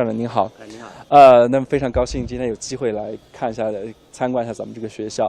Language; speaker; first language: Chinese; native; Chinese